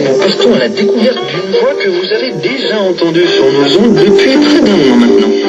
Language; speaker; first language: French; native; French